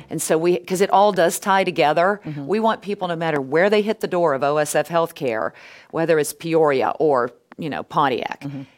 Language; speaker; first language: English; native; English